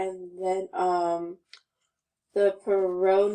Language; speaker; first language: English; native; English